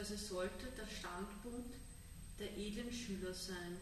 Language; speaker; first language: German; native; German